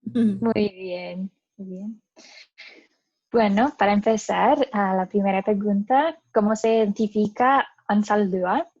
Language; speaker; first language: Spanish; non-native, learner; English